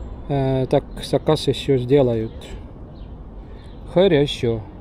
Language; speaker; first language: Russian; non-native, learner; Estonian